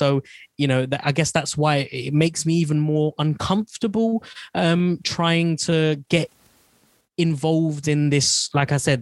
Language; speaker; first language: English; non-native, local second language; Bangla